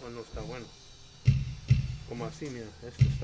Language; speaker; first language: Spanish; early bilingual, heritage; Spanish